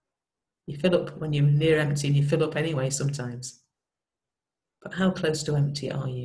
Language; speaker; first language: English; native; English